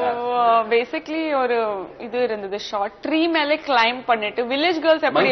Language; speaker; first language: Tamil; non-native, fluent; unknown